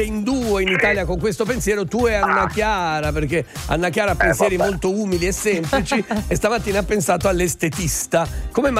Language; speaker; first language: Italian; native; Italian